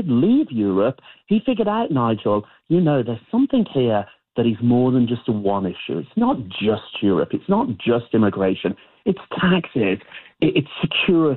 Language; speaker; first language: English; native; English